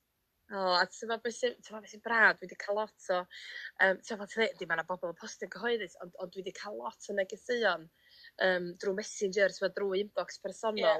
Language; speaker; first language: Welsh; native; Welsh